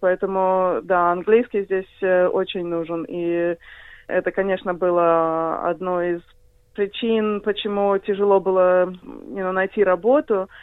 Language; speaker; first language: Russian; early bilingual, heritage; Russian